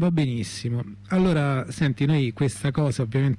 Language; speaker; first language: Italian; native; Italian